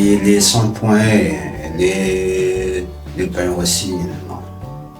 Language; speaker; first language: French; non-native, learner; Malagasy